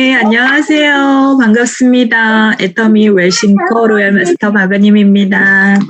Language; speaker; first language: Korean; native; Korean